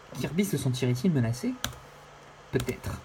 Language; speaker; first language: French; native; French